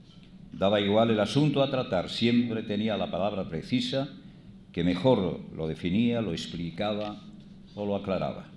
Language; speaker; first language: Spanish; native; Spanish